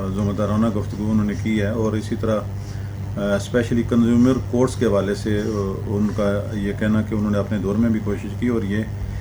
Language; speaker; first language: Urdu; non-native, local second language; Punjabi